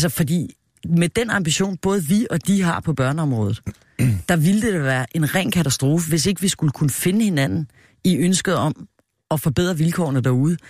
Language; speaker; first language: Danish; native; Danish